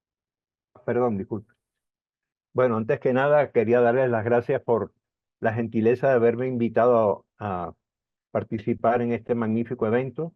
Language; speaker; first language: Spanish; native; Spanish